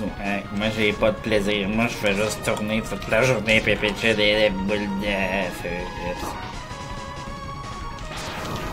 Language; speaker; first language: French; native; French